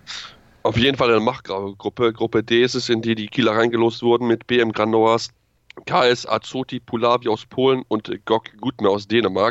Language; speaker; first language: German; native; German